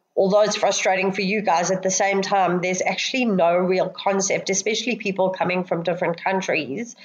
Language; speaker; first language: English; native; English